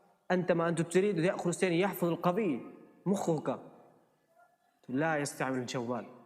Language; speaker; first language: Arabic; non-native, learner; Urdu